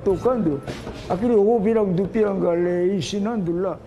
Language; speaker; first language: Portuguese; non-native, learner; Korean